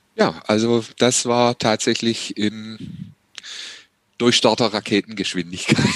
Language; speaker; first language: German; native; German